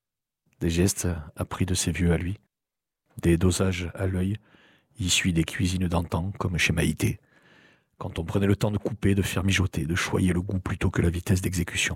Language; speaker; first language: French; native; French